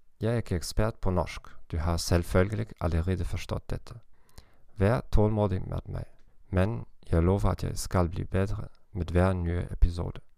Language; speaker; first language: Norwegian; non-native, learner; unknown